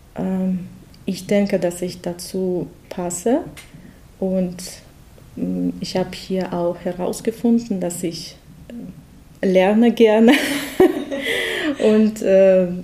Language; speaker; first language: German; non-native, fluent; Russian